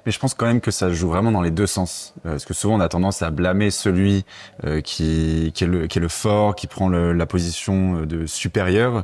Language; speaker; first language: French; native; French